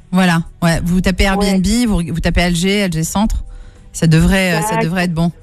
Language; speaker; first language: French; native; French